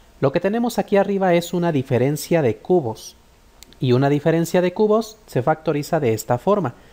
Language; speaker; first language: Spanish; native; Spanish